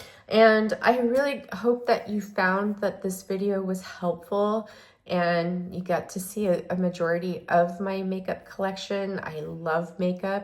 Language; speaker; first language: English; native; English